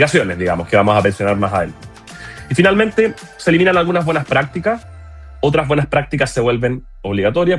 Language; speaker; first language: Spanish; native; Spanish